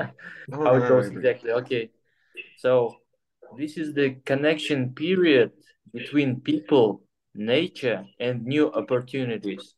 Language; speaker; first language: English; non-native, fluent; Kyrgyz